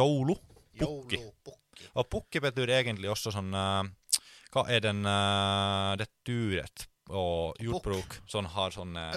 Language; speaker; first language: Norwegian; non-native, fluent; Finnish